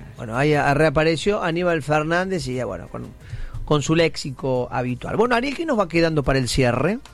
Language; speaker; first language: Spanish; native; Spanish